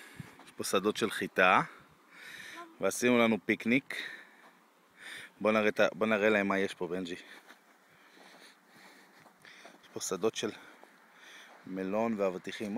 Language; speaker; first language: Hebrew; native; Hebrew